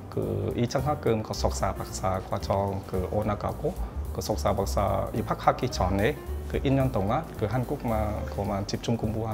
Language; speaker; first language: Korean; non-native, learner; Vietnamese